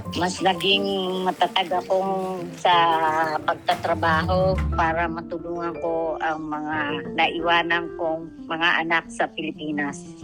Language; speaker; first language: Filipino; native; Filipino